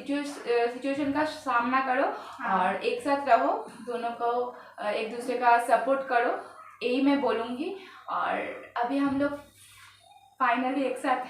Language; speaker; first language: Hindi; non-native, local second language; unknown